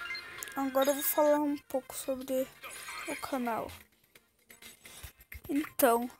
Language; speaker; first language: Portuguese; native; Portuguese